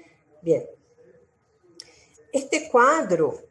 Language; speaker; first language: Spanish; non-native, learner; Portuguese